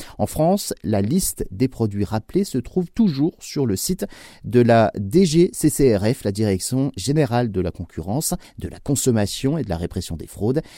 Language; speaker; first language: French; native; French